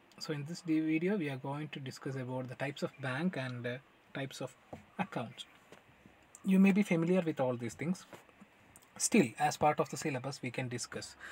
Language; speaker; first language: English; non-native, local second language; Malayalam